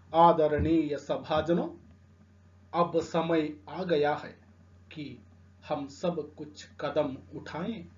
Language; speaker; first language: Hindi; non-native, local second language; Telugu